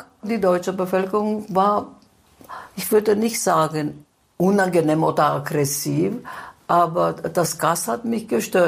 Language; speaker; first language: German; non-native, fluent; Greek